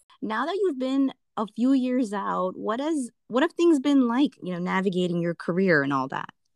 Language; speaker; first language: English; early bilingual, other home language; Spanish